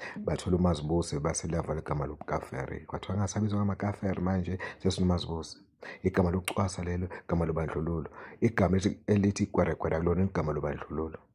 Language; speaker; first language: Zulu; native; Zulu